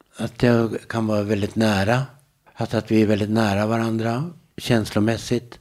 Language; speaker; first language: Swedish; native; Swedish